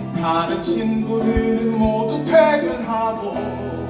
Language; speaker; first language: Korean; native; Korean